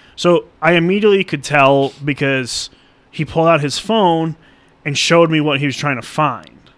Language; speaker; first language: English; native; English